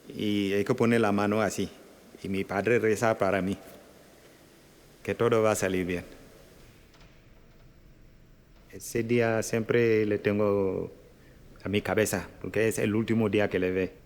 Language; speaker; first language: Spanish; non-native, local second language; Wolof